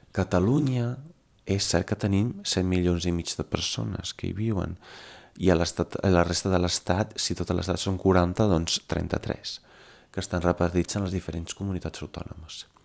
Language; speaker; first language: Catalan; non-native, fluent; Italian